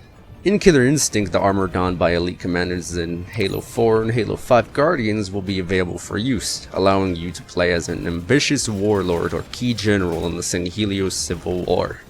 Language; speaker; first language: English; native; English